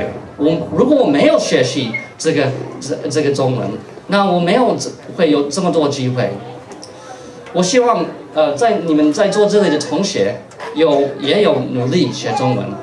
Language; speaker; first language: Chinese; non-native, fluent; English